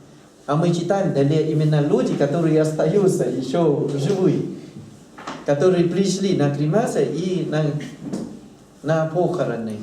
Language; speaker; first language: Russian; non-native, learner; Thai